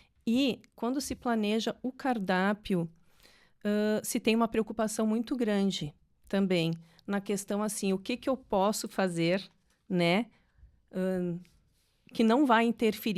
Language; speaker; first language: Portuguese; native; Portuguese